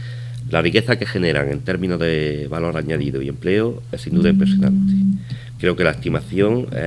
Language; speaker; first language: Spanish; native; Spanish